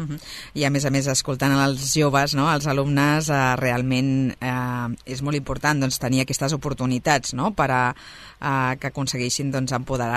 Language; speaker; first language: Catalan; native; Catalan